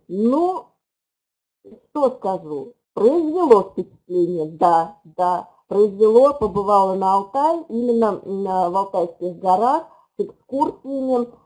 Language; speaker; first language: Russian; native; Russian